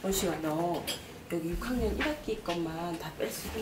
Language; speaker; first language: Korean; native; Korean